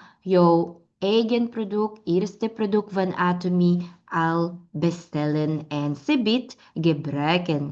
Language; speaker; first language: Dutch; non-native, learner; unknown